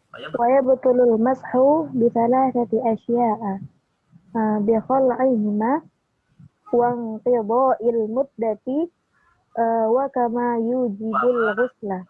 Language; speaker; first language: Arabic; non-native, learner; Indonesian